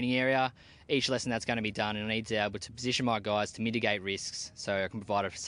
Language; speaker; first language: English; native; English